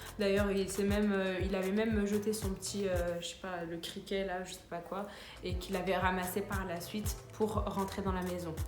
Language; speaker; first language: French; early bilingual, other home language; Arabic